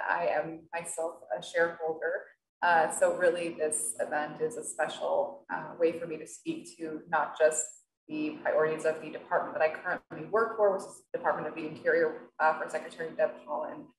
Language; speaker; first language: English; native; English